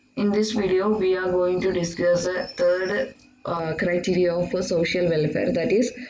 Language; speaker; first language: English; non-native, local second language; Malayalam